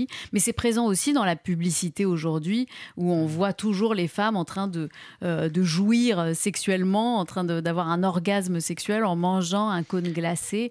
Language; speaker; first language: French; native; French